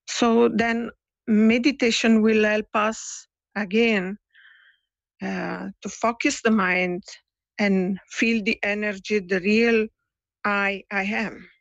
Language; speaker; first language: English; non-native, fluent; Italian